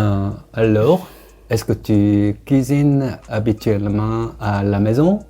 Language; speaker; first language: French; non-native, learner; Korean